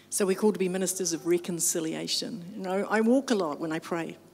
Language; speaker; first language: English; native; English